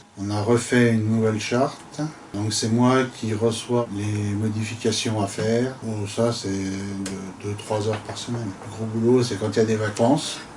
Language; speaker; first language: French; native; French